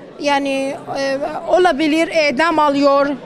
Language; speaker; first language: Turkish; non-native, learner; Arabic